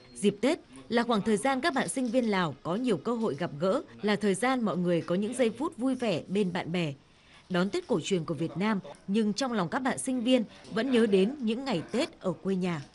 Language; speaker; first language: Vietnamese; native; Vietnamese